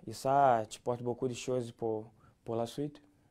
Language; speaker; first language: French; non-native, learner; Portuguese